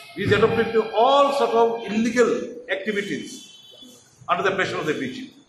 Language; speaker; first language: English; non-native, local second language; Bangla